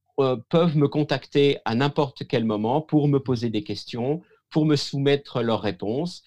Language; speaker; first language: French; native; French